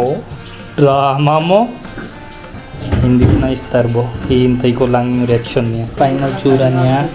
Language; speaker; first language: Filipino; non-native, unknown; Hindi